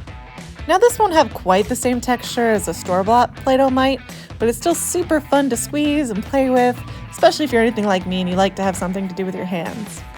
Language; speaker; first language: English; native; English